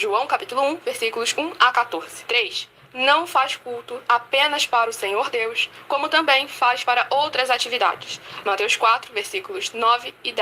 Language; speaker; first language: Portuguese; native; Portuguese